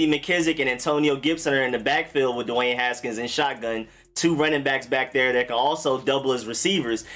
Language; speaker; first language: English; native; English